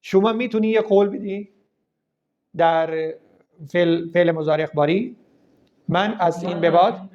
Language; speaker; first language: Persian; non-native, fluent; Urdu